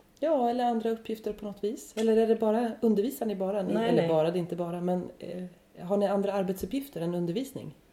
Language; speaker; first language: Swedish; native; Swedish